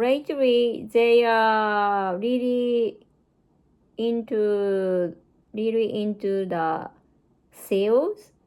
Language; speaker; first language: English; non-native, learner; Japanese